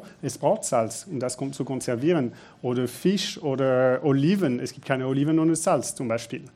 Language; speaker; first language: German; non-native, fluent; French